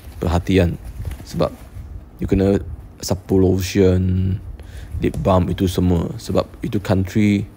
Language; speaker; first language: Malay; non-native, local second language; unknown